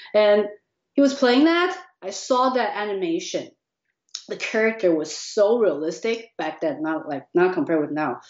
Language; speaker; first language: English; non-native, fluent; Chinese